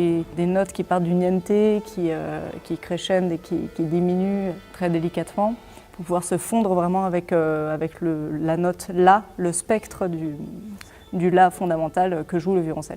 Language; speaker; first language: French; native; French